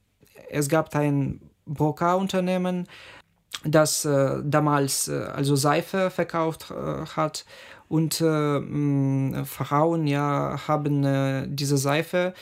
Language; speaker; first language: German; non-native, fluent; Ukrainian